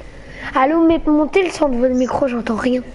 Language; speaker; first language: French; native; French